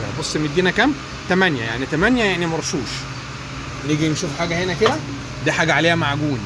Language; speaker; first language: Arabic; native; Arabic